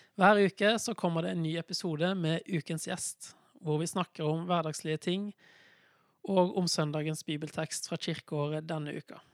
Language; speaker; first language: Norwegian; native; Norwegian